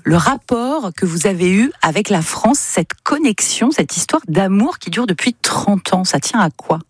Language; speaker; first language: French; native; French